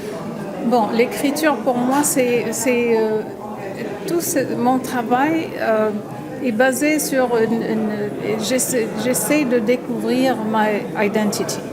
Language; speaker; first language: French; non-native, local second language; Arabic